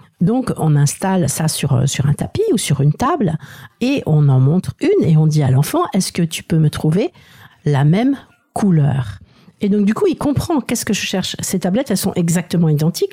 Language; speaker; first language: French; native; French